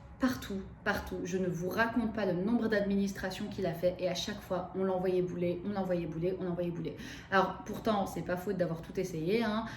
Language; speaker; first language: French; early bilingual, other home language; Arabic